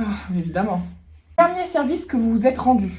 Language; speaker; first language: French; native; French